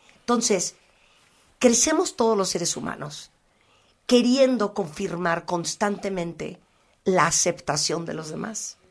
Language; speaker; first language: Spanish; native; Spanish